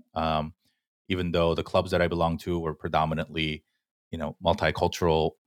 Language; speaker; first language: English; early bilingual, other home language; Korean